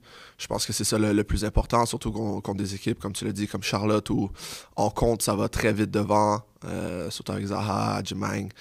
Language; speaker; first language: French; native; French